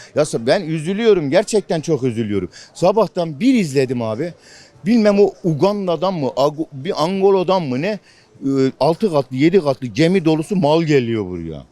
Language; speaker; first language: Turkish; native; Turkish